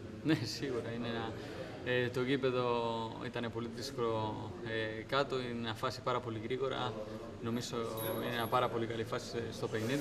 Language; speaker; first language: Greek; non-native, fluent; Spanish